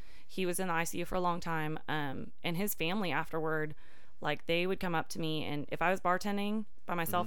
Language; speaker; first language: English; native; English